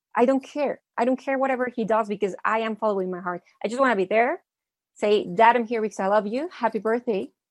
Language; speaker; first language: English; early bilingual, other home language; Spanish